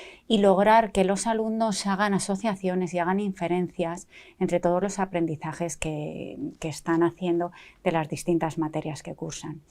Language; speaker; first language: Spanish; native; Spanish